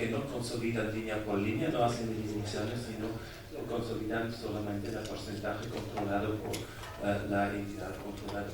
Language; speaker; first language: Spanish; non-native, fluent; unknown